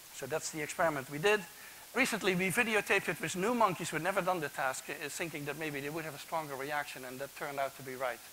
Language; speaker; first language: English; non-native, fluent; Dutch